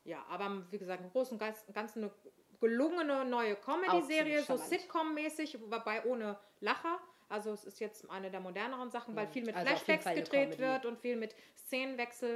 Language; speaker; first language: German; native; German